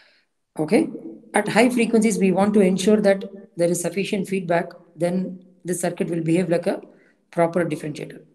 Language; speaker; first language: English; non-native, local second language; Tamil